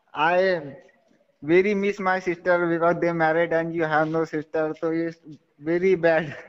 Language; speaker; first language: English; non-native, local second language; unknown